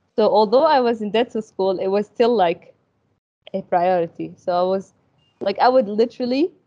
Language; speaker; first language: English; early bilingual, other home language; Arabic